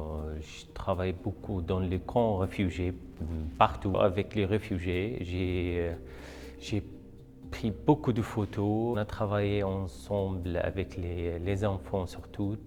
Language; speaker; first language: French; non-native, learner; Arabic